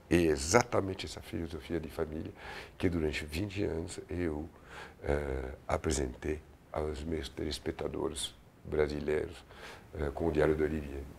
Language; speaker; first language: Portuguese; non-native, fluent; French